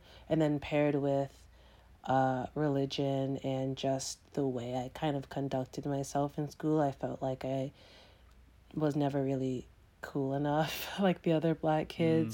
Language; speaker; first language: English; native; English